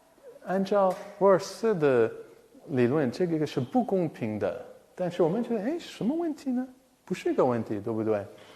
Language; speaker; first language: Chinese; non-native, fluent; English